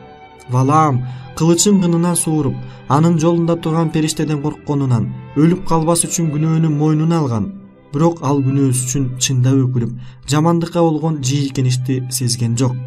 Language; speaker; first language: Kyrgyz; native; Kyrgyz